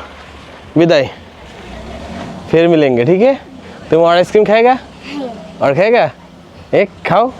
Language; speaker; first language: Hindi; non-native, learner; Bangla